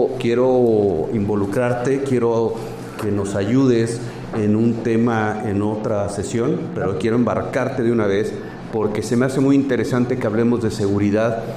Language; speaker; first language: Spanish; native; Spanish